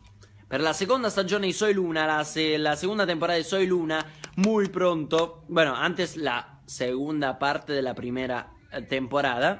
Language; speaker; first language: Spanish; non-native, fluent; Italian